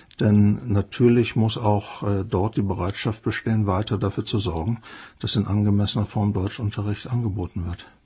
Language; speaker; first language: German; native; German